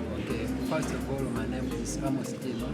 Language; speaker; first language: English; non-native, learner; Swahili